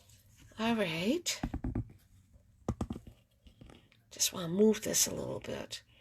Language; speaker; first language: English; native; English